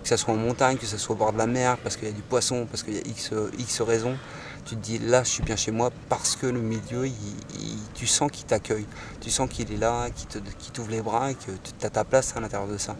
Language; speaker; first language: French; native; French